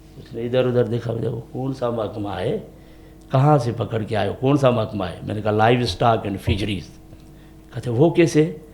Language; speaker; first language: Urdu; non-native, local second language; Sindhi